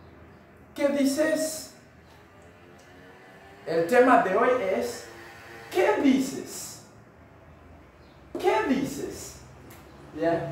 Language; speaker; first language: Spanish; non-native, fluent; Haitian Creole